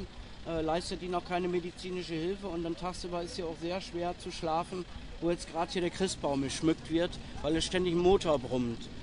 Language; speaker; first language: German; native; German